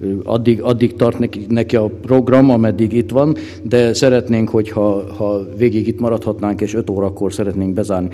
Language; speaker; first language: Hungarian; native; Hungarian